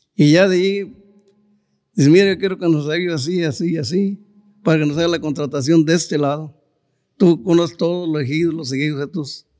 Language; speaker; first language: Spanish; native; Spanish